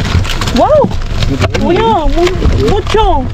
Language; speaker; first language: Spanish; non-native, learner; Filipino